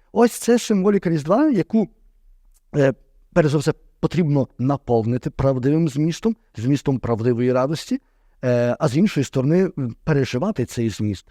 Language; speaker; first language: Ukrainian; native; Ukrainian